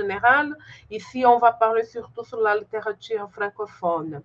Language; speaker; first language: French; non-native, fluent; Portuguese